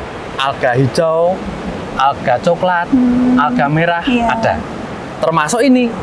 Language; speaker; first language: Indonesian; native; Indonesian